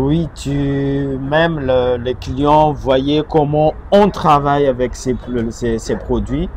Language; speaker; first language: French; non-native, fluent; Chinese